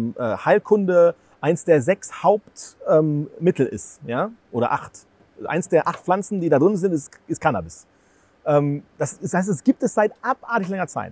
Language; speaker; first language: German; native; German